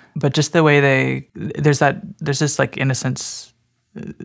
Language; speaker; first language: English; native; English